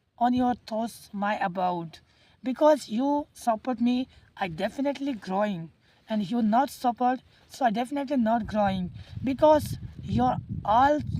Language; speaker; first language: English; non-native, learner; Hindi